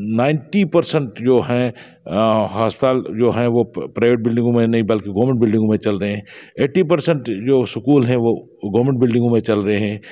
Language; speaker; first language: Hindi; non-native, local second language; Shina